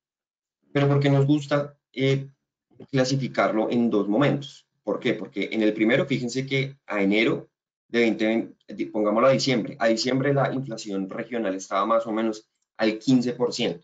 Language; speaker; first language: Spanish; native; Spanish